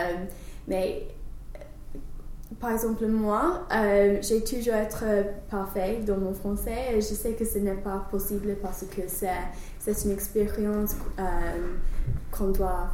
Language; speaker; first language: French; non-native, learner; English